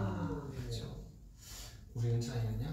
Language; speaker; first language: Korean; native; Korean